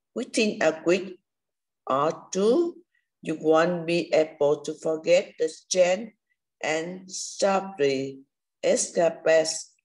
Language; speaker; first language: English; non-native, learner; Vietnamese